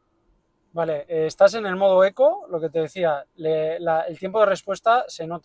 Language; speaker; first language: Spanish; native; Spanish